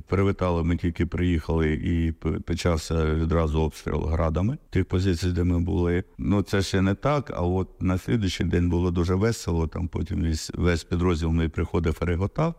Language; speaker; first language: Ukrainian; non-native, local second language; Russian